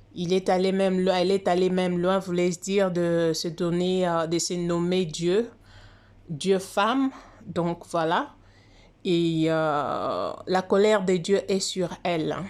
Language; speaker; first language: French; non-native, local second language; Lingala